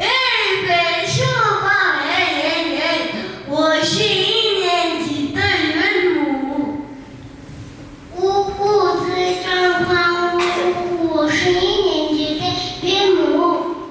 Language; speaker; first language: Chinese; non-native, learner; Mongolian